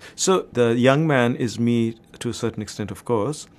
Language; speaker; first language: English; non-native, local second language; Bangla